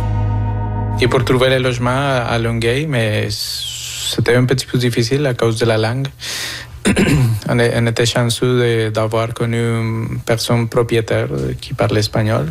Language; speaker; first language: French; non-native, fluent; Spanish